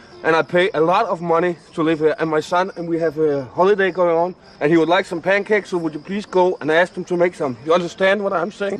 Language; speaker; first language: English; non-native, fluent; Danish